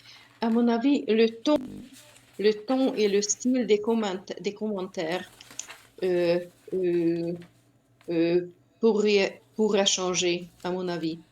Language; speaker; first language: French; non-native, fluent; Hungarian